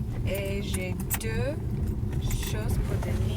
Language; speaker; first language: French; non-native, learner; English